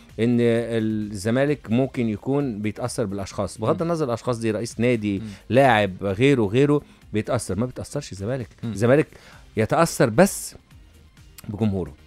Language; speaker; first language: Arabic; native; Arabic